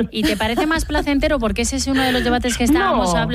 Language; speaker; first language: Spanish; native; Spanish